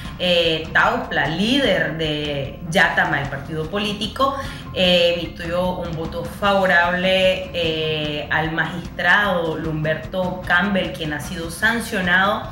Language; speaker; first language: Spanish; native; Spanish